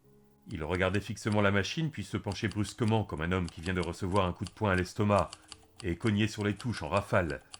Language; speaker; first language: French; native; French